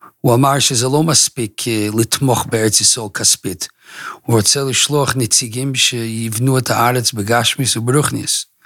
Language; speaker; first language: Hebrew; non-native, fluent; English